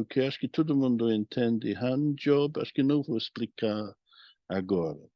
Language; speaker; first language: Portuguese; non-native, fluent; English